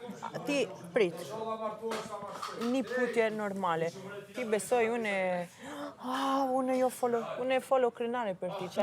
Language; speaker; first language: Albanian; early bilingual, heritage; Albanian